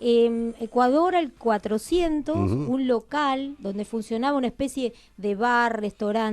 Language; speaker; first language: Spanish; native; Spanish